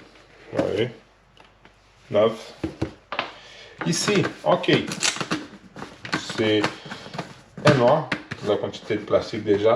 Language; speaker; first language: French; non-native, learner; Portuguese